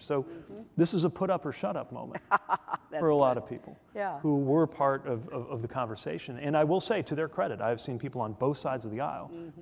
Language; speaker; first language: English; native; English